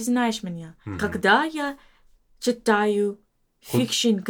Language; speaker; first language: Russian; non-native, learner; English